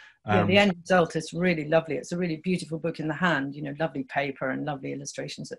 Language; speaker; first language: English; native; English